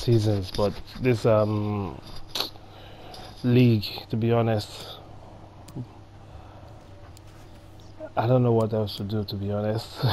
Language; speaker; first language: English; native; English